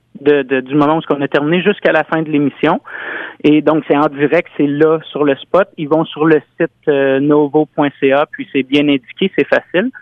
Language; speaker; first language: French; native; French